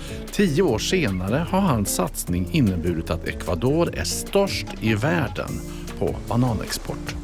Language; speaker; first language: Swedish; native; Swedish